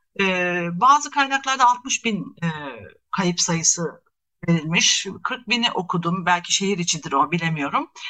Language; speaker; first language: Turkish; native; Turkish